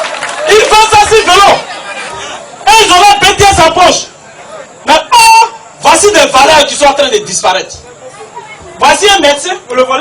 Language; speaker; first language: French; non-native, local second language; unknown